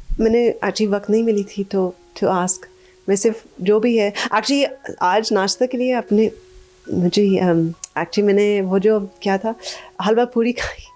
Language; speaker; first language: Urdu; early bilingual, heritage; Urdu